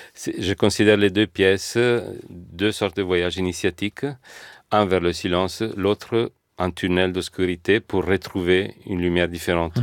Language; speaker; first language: French; non-native, fluent; Italian